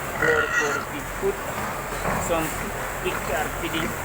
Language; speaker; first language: English; non-native, learner; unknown